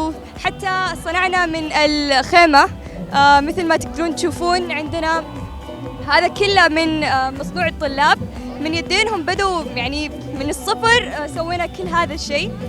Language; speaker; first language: Arabic; early bilingual, heritage; Arabic